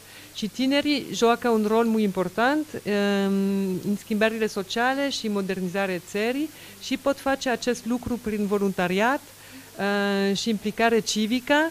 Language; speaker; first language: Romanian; non-native, learner; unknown